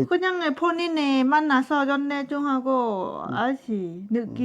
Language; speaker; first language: Korean; non-native, learner; Lao